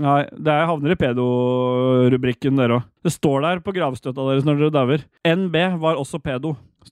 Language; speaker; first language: Norwegian; native; Norwegian